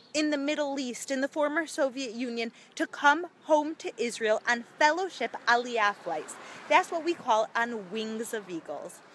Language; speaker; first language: English; native; English